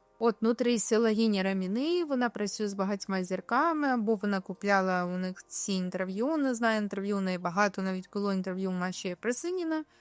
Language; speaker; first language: Ukrainian; native; Ukrainian